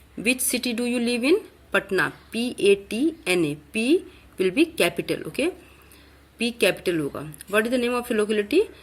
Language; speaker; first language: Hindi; native; Hindi